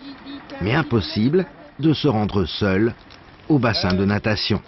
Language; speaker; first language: French; native; French